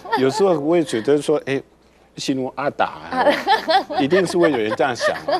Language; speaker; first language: Chinese; non-native, fluent; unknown